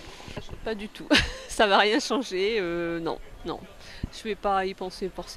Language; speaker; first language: French; native; French